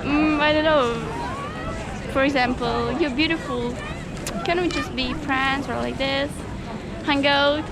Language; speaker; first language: English; non-native, learner; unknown